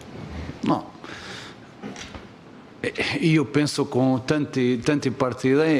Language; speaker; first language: Italian; non-native, learner; Portuguese